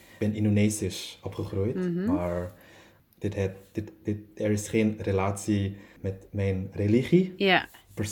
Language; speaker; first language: Dutch; non-native, learner; German